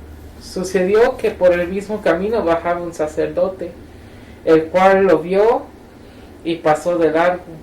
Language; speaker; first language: Spanish; native; Spanish